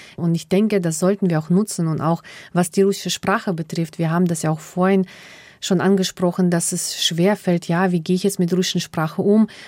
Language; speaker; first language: German; early bilingual, other home language; Russian